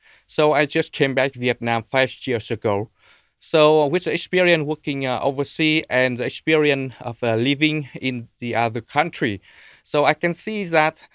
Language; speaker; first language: English; non-native, learner; Vietnamese